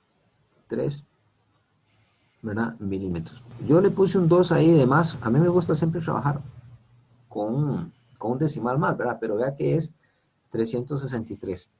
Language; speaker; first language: Spanish; native; Spanish